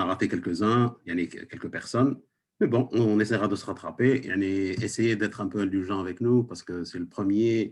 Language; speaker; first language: French; non-native, local second language; Arabic